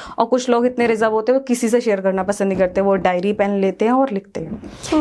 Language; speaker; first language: Hindi; native; Hindi